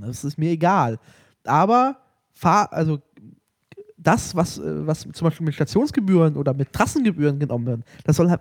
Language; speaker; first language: German; native; German